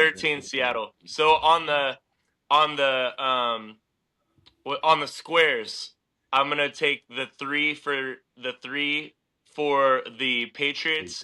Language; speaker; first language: English; native; English